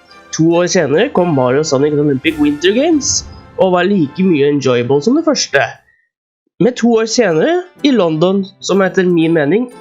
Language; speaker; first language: Norwegian; native; Norwegian